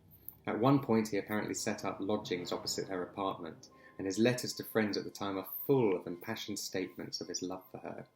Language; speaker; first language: English; native; English